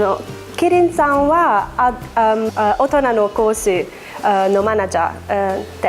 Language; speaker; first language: Japanese; non-native, learner; English